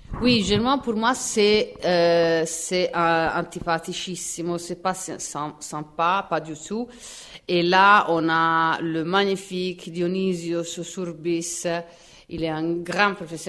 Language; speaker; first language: French; non-native, fluent; Italian